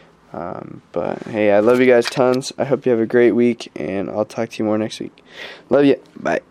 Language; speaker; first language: English; native; English